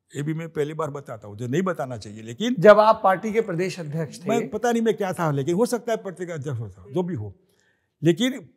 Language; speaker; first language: Hindi; non-native, local second language; Gujarati